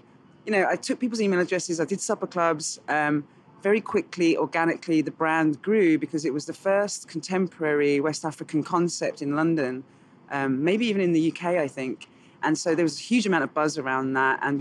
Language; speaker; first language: English; native; English